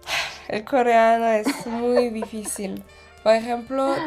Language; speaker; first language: Spanish; non-native, learner; French